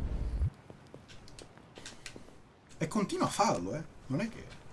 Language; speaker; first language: Italian; native; Italian